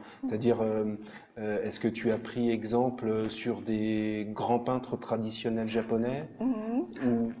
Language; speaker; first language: French; native; French